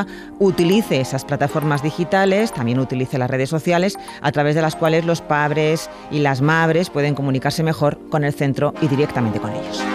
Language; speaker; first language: Spanish; native; Spanish